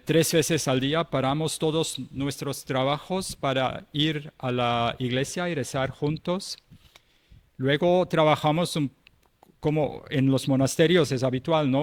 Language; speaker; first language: Spanish; non-native, fluent; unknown